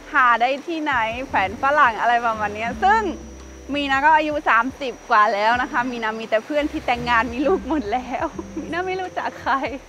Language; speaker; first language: Thai; non-native, fluent; German